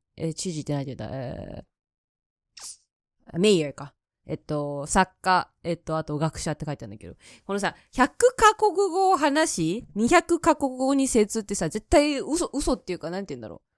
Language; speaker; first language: Japanese; native; Japanese